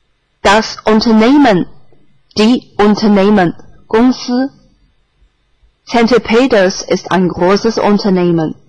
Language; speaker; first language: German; non-native, fluent; Chinese